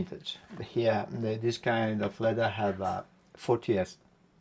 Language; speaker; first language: English; non-native, learner; Italian